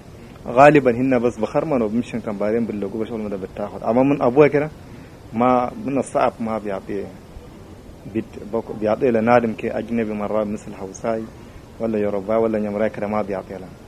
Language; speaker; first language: Arabic; native; Arabic